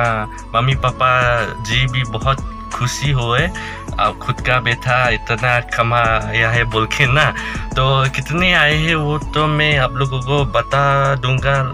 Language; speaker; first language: Hindi; non-native, learner; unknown